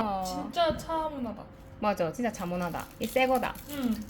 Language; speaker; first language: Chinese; non-native, fluent; Korean